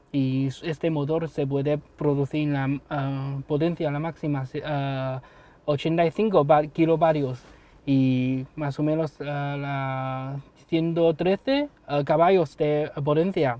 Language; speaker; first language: Spanish; non-native, learner; Chinese